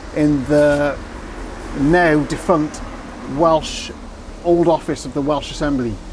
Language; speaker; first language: English; native; English